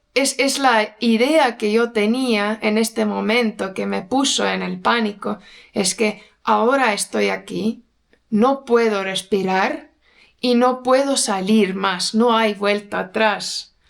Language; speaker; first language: Spanish; non-native, fluent; Portuguese